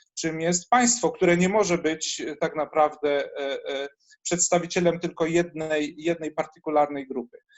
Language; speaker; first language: Polish; native; Polish